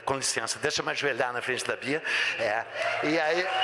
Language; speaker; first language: Portuguese; native; Portuguese